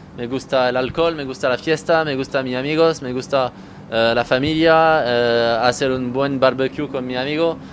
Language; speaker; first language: Spanish; non-native, learner; French